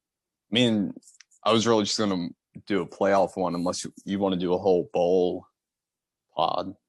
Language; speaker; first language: English; native; English